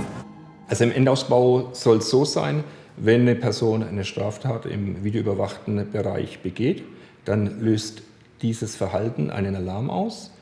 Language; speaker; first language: German; native; German